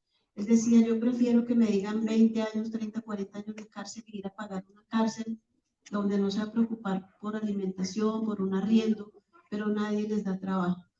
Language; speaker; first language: Spanish; native; Spanish